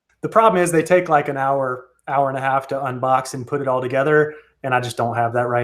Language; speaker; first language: English; native; English